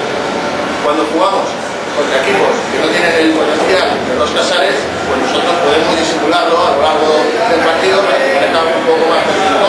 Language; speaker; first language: Spanish; native; Spanish